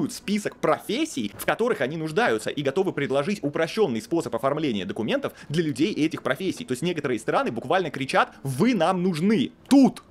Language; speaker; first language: Russian; native; Russian